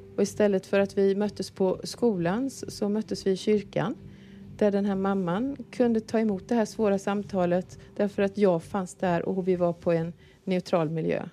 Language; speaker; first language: Swedish; native; Swedish